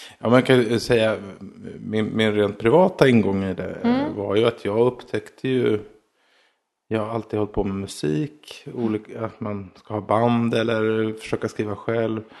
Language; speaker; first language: Swedish; native; Swedish